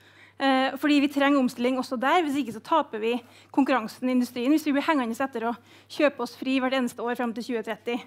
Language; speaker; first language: Norwegian; native; Norwegian